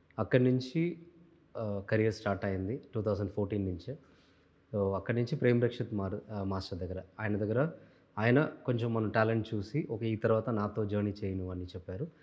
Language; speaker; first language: Telugu; non-native, local second language; Tamil